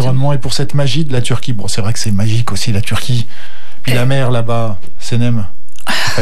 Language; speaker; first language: French; native; French